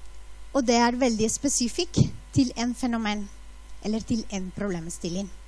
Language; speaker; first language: Norwegian; non-native, fluent; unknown